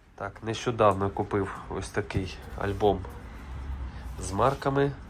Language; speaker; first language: Ukrainian; native; Ukrainian